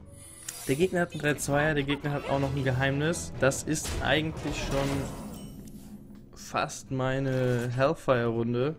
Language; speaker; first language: German; native; German